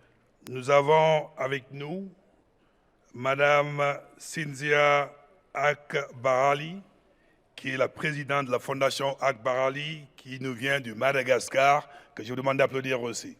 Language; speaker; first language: French; non-native, local second language; Wolof